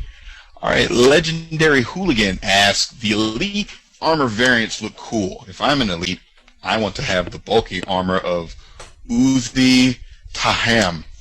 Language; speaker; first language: English; native; English